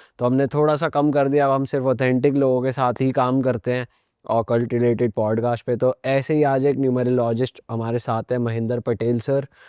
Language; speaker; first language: Hindi; native; Hindi